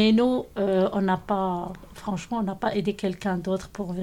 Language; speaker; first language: French; non-native, local second language; Arabic